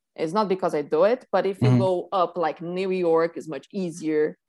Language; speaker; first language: English; non-native, fluent; Portuguese